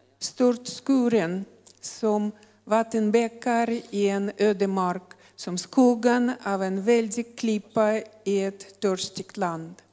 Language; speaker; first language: Swedish; non-native, learner; Russian